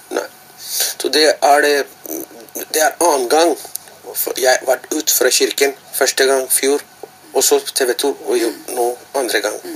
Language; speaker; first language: Norwegian; non-native, learner; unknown